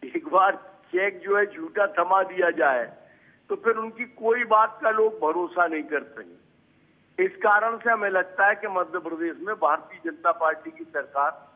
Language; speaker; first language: Hindi; native; Hindi